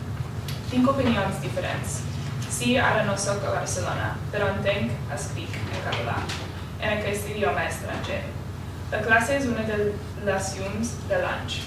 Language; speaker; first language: Catalan; non-native, learner; English